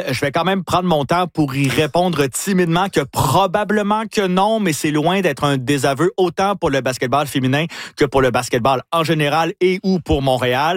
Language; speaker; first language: French; native; French